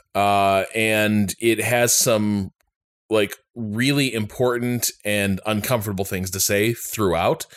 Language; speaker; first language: English; native; English